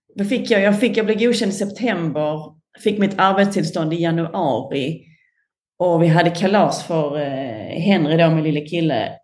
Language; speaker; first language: Swedish; native; Swedish